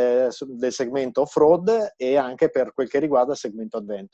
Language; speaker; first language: Italian; native; Italian